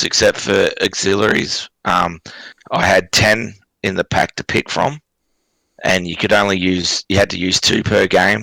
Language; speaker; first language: English; native; English